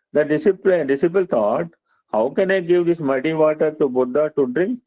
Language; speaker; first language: English; non-native, local second language; Telugu